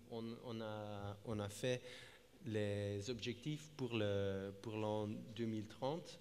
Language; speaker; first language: French; non-native, fluent; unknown